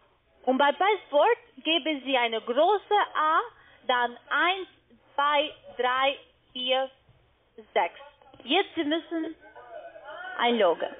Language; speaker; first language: German; non-native, learner; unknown